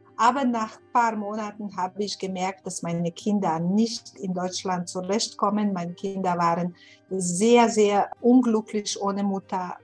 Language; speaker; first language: German; non-native, fluent; Bosnian